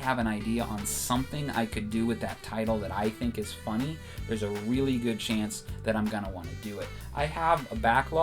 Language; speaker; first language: English; native; English